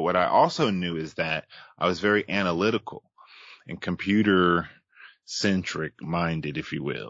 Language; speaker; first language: English; native; English